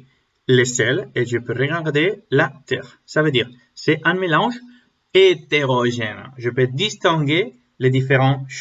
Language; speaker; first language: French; non-native, learner; Spanish